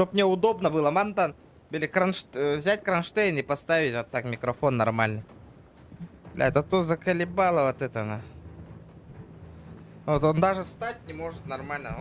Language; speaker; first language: Russian; native; Russian